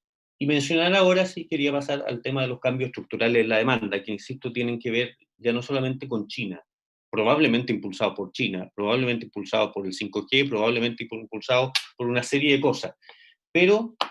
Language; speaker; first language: Spanish; native; Spanish